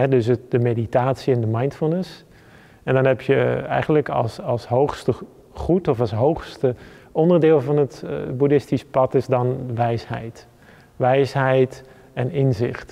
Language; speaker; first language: Dutch; native; Dutch